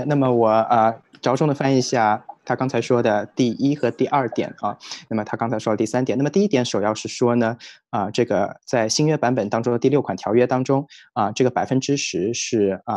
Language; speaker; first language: Chinese; native; Chinese